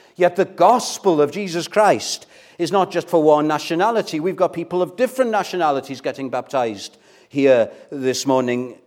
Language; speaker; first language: English; non-native, local second language; Welsh